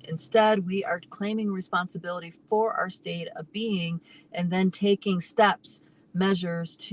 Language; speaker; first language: English; native; English